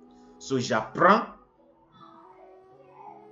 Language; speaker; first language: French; non-native, fluent; English